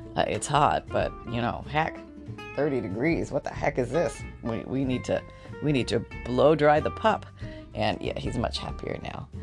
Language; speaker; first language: English; native; English